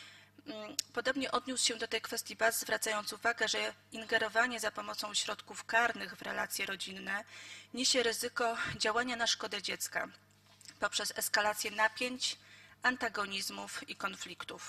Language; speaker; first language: Polish; native; Polish